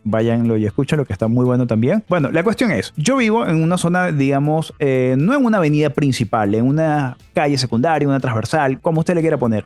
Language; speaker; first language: Spanish; native; Spanish